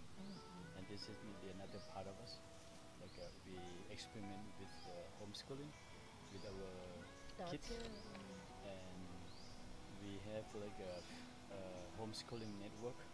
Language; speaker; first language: English; non-native, fluent; Thai